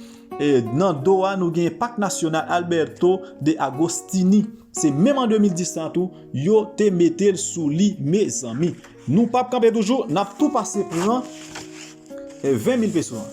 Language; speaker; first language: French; non-native, local second language; Haitian Creole